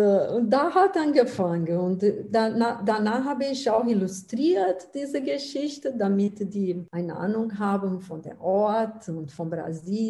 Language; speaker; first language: German; non-native, fluent; Portuguese